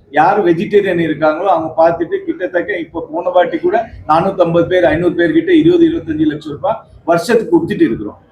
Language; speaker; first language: Tamil; non-native, local second language; Marwari